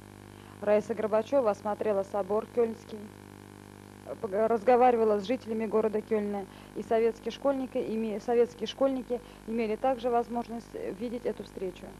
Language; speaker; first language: Russian; native; Russian